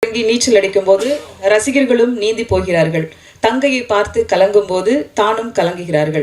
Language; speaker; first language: Tamil; native; Tamil